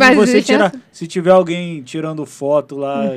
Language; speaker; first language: Portuguese; native; Portuguese